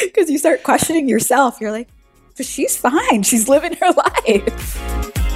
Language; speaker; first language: English; native; English